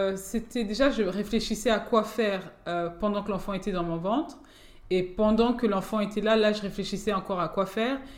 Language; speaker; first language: French; native; French